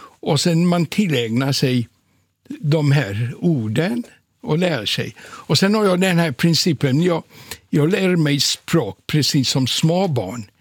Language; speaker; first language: Swedish; non-native, fluent; Polish